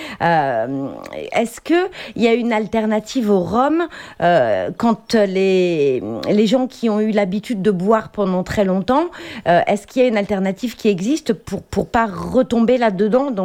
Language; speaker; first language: French; native; French